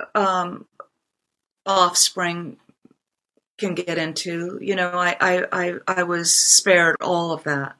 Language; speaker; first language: English; non-native, fluent; Japanese